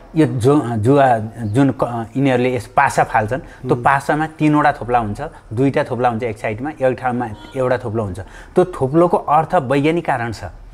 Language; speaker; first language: Nepali; native; Nepali